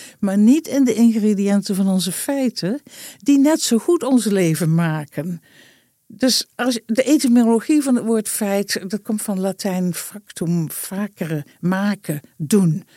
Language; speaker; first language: Dutch; native; Dutch